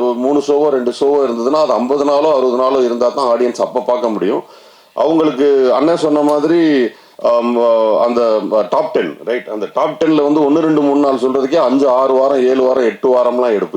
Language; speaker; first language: Tamil; native; Tamil